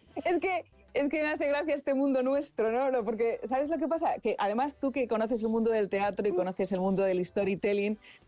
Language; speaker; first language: Spanish; native; Spanish